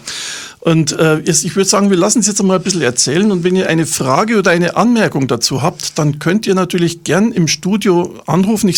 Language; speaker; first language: German; native; German